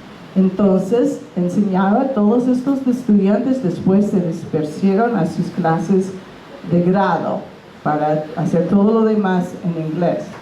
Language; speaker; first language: Spanish; non-native, fluent; English